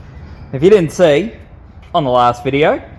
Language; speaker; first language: English; native; English